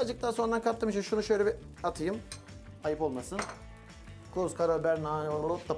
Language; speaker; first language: Turkish; native; Turkish